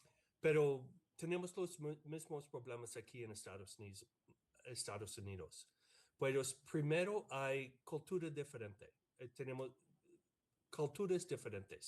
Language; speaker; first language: Spanish; non-native, fluent; English